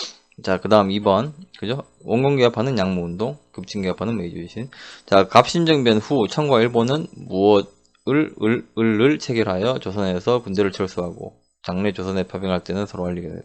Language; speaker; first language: Korean; native; Korean